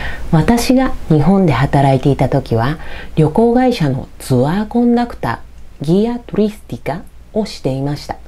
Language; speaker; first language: Japanese; non-native, fluent; Spanish